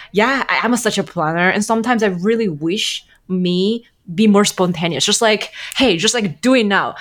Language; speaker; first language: English; non-native, fluent; Korean